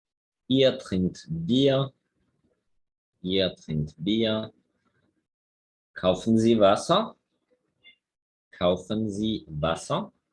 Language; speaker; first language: German; non-native, fluent; Spanish